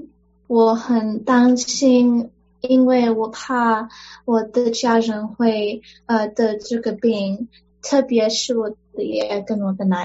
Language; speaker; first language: Chinese; early bilingual, heritage; English